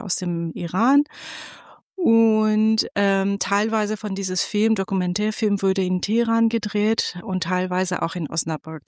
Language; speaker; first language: German; non-native, fluent; Persian